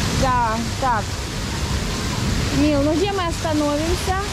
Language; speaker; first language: Russian; native; Russian